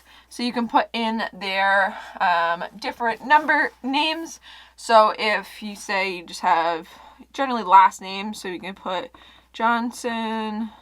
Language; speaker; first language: English; native; English